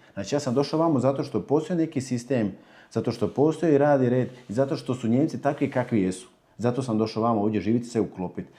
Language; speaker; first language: Croatian; early bilingual, heritage; Croatian